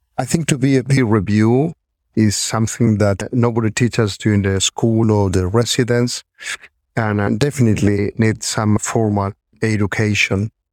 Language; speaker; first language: English; non-native, fluent; Spanish